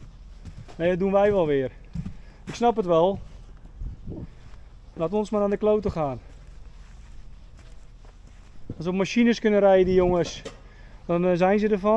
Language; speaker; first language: Dutch; native; Dutch